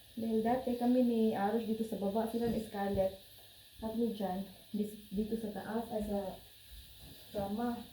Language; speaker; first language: Filipino; non-native, local second language; Cebuano